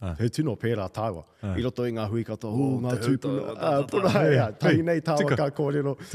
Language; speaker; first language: Māori; native; Māori